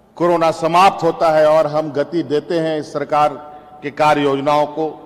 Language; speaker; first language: Hindi; native; Hindi